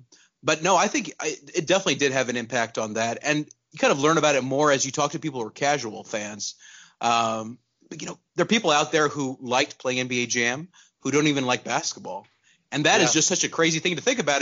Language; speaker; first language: English; non-native, local second language; Urdu